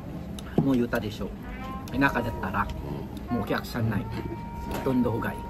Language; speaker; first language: Japanese; non-native, learner; Filipino